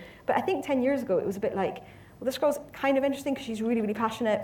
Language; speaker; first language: English; native; English